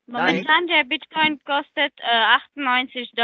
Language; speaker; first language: German; non-native, learner; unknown